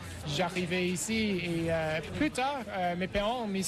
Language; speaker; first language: French; non-native, fluent; English